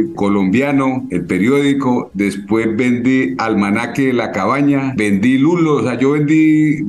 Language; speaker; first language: Spanish; native; Spanish